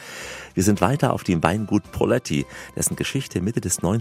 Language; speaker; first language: German; native; German